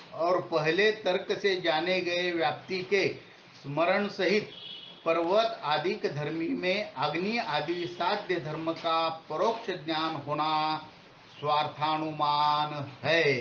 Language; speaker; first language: Hindi; non-native, local second language; Marathi